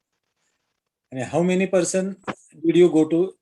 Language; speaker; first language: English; non-native, learner; Marathi